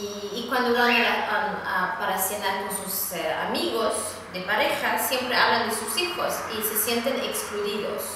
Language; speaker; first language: Spanish; non-native, fluent; Swedish